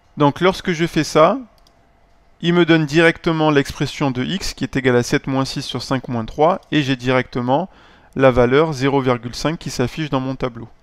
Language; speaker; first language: French; native; French